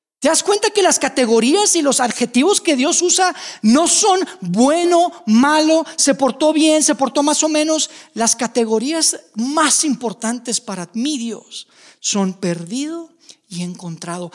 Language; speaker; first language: Spanish; native; Spanish